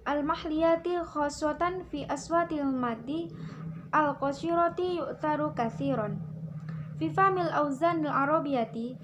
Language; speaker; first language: Arabic; non-native, learner; Indonesian